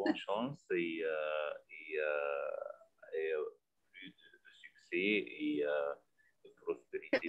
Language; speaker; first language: French; non-native, fluent; Arabic